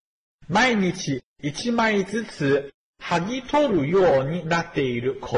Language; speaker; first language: Japanese; non-native, fluent; Chinese